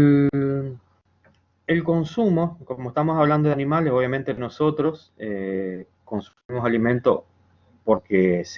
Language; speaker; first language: Spanish; native; Spanish